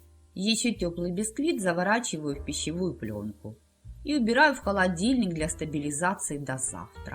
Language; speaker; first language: Russian; native; Russian